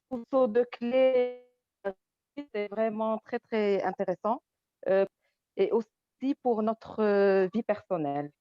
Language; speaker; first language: French; non-native, local second language; Arabic